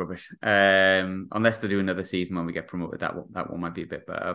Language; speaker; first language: English; native; English